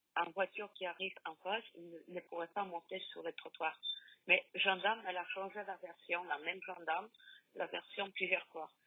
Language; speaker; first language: French; non-native, learner; Polish